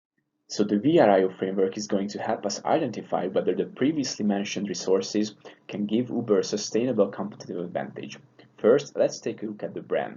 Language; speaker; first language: English; non-native, fluent; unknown